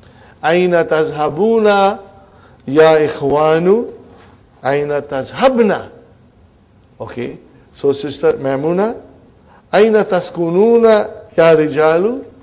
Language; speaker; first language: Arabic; non-native, fluent; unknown